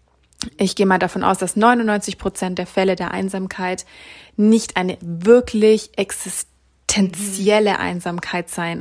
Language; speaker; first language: German; native; German